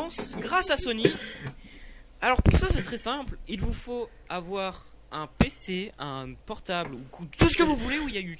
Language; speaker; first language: French; native; French